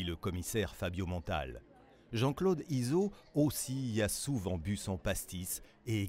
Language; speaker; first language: French; native; French